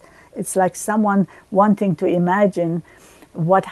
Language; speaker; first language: English; native; English